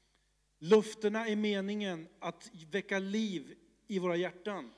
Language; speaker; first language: Swedish; early bilingual, other home language; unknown